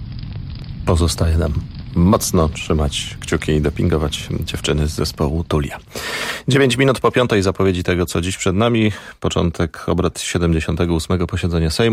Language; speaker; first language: Polish; native; Polish